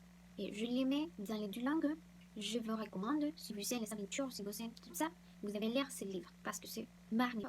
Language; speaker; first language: French; non-native, learner; Spanish